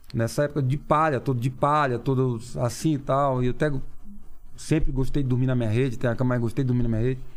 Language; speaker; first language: Portuguese; non-native, local second language; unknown